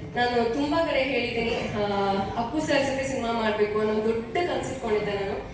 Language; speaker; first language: Kannada; native; Kannada